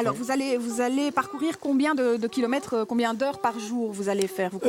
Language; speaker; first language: French; native; French